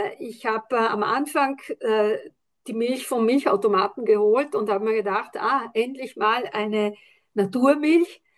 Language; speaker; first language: German; non-native, fluent; Italian